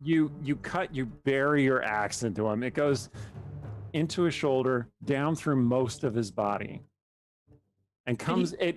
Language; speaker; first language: English; native; English